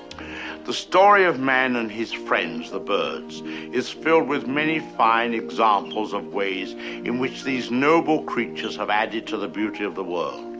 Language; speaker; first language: English; native; English